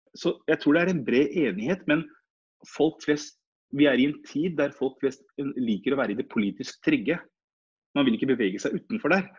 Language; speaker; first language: Norwegian; early bilingual, other home language; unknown